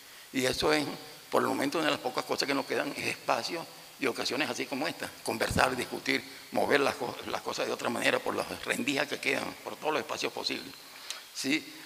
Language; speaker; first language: Spanish; native; Spanish